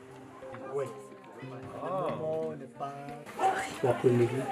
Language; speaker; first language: French; non-native, learner; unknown